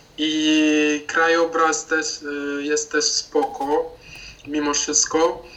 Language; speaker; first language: Polish; non-native, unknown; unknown